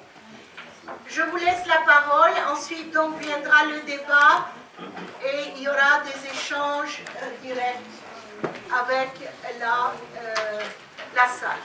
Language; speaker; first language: French; native; French